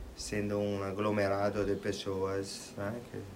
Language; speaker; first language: Portuguese; non-native, fluent; Italian